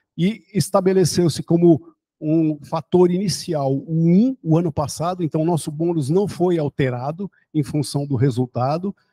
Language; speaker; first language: Portuguese; early bilingual, other home language; German